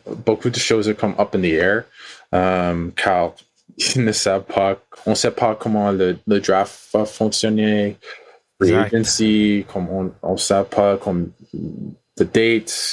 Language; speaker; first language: French; non-native, learner; English